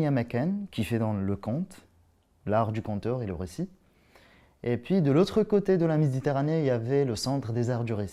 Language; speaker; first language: French; non-native, local second language; Arabic